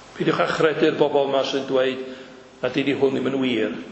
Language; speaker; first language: Welsh; native; Welsh